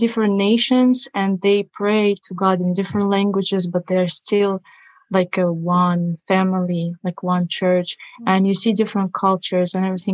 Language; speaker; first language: English; non-native, fluent; Russian